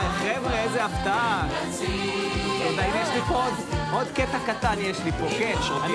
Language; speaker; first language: Hebrew; native; Hebrew